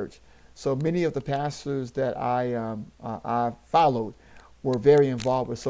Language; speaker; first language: English; native; English